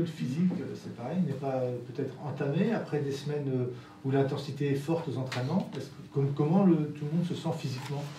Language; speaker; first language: French; native; French